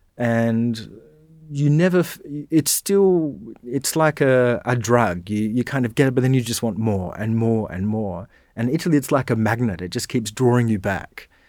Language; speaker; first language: English; native; English